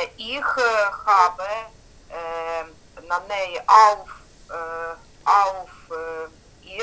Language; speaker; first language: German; non-native, learner; Ukrainian